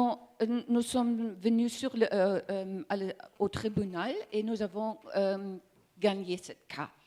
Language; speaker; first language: French; non-native, learner; German